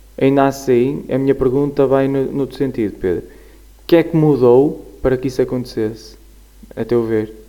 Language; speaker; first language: Portuguese; native; Portuguese